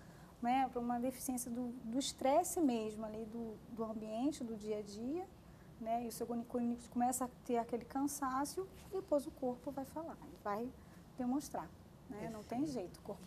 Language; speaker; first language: Portuguese; native; Portuguese